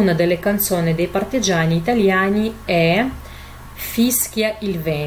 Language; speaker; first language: Italian; non-native, fluent; Russian